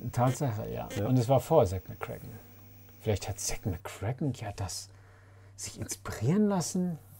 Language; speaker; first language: German; native; German